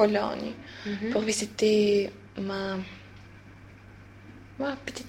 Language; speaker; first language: French; non-native, learner; Swedish